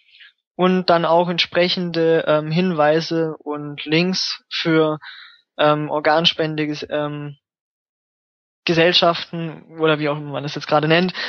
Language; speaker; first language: German; native; German